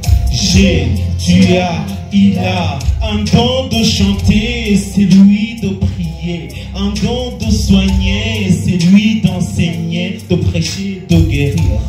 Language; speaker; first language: French; non-native, local second language; Rundi